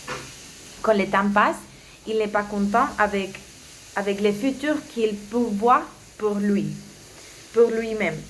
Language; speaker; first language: French; non-native, learner; Spanish